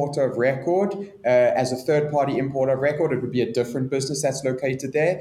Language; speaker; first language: English; native; English